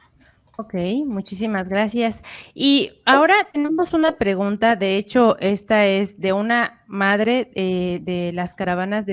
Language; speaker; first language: Spanish; native; Spanish